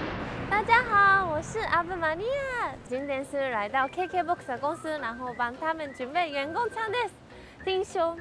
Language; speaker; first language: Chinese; non-native, fluent; Japanese